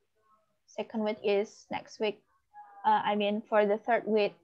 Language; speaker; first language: English; non-native, learner; Indonesian